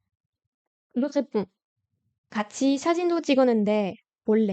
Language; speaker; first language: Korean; non-native, fluent; French